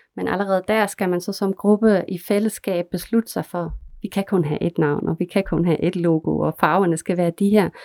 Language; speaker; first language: Danish; non-native, fluent; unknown